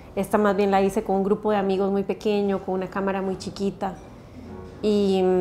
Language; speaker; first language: Spanish; native; Spanish